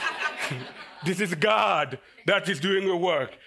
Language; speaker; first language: English; non-native, fluent; Lingala